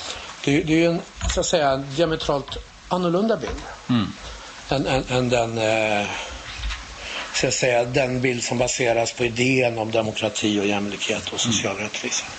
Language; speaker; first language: Swedish; native; Swedish